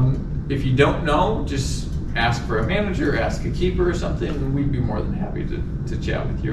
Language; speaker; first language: English; native; English